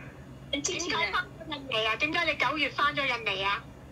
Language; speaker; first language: Cantonese; native; Cantonese